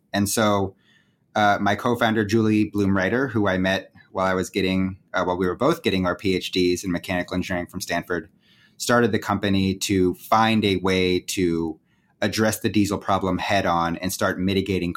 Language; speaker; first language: English; native; English